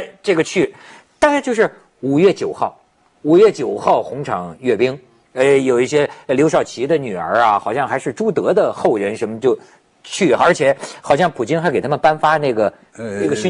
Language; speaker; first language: Chinese; native; Chinese